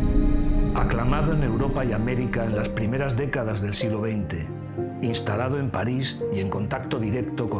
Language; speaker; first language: Spanish; native; Spanish